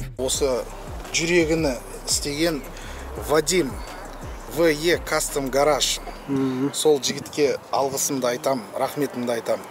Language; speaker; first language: Kazakh; non-native, local second language; Uzbek